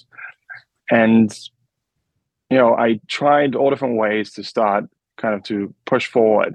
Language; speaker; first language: English; native; English